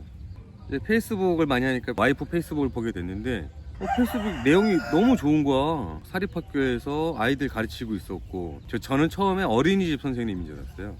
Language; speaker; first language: Korean; native; Korean